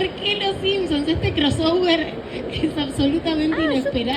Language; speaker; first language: Spanish; native; Spanish